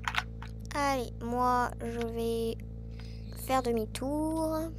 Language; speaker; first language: French; native; French